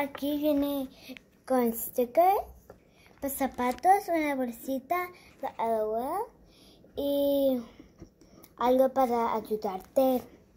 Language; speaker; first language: Spanish; early bilingual, heritage; Spanish